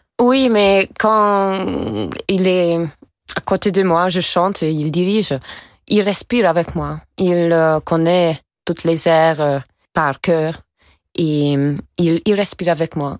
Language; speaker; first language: French; non-native, fluent; Hungarian